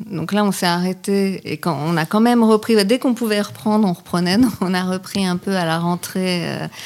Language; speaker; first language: French; native; French